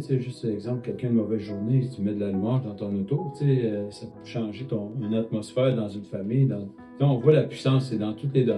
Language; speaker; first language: French; native; French